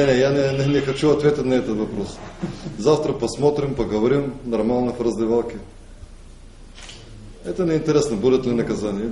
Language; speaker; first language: Russian; non-native, fluent; Bulgarian